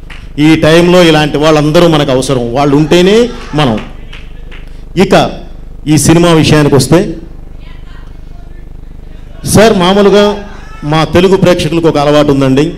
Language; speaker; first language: Telugu; native; Telugu